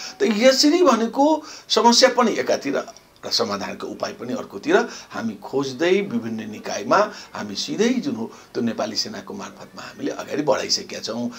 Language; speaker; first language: Nepali; non-native, local second language; Maithili